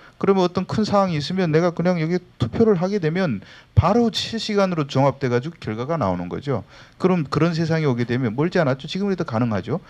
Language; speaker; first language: Korean; native; Korean